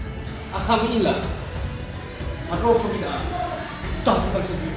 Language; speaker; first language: Indonesian; non-native, local second language; Nias